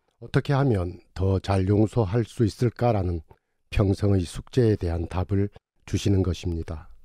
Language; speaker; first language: Korean; native; Korean